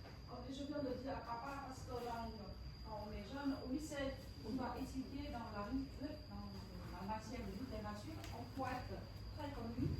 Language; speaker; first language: French; non-native, fluent; Vietnamese